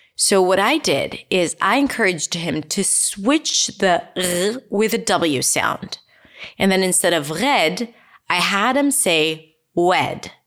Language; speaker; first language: English; non-native, fluent; Hebrew